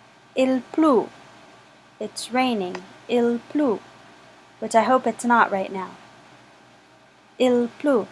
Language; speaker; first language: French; non-native, fluent; English